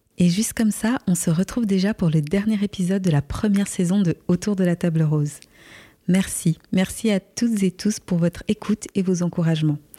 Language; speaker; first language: French; native; French